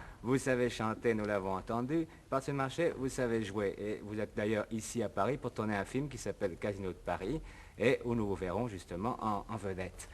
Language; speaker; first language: French; native; French